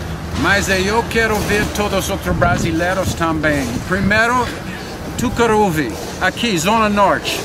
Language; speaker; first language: Portuguese; non-native, learner; English